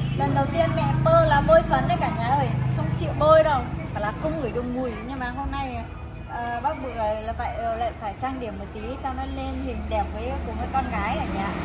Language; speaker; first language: Vietnamese; non-native, local second language; Hmong